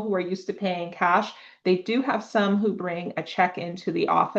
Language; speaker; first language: English; native; English